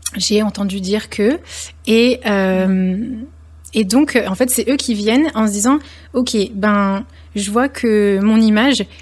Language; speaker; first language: French; native; French